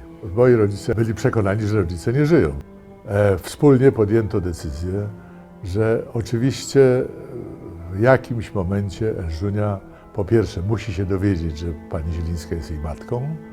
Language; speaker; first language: Polish; native; Polish